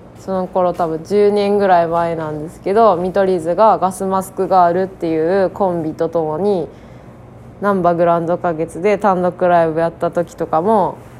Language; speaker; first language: Japanese; native; Japanese